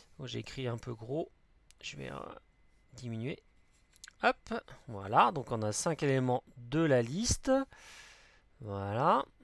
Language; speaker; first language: French; native; French